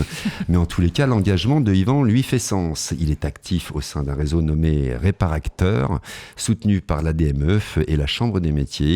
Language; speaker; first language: French; native; French